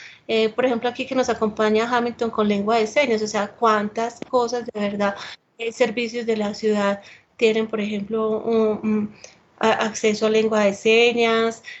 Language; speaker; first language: Spanish; native; Spanish